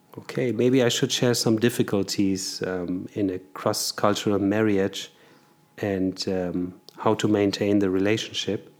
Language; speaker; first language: English; non-native, fluent; German